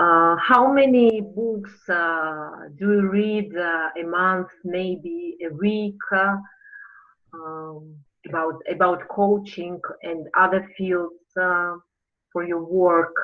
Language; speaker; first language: English; non-native, fluent; Russian